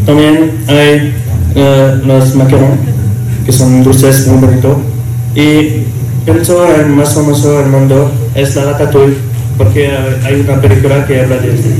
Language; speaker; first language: Spanish; non-native, learner; French